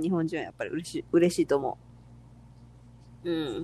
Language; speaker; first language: Japanese; non-native, fluent; English